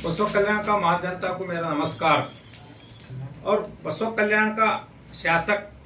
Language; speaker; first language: Hindi; non-native, local second language; Kannada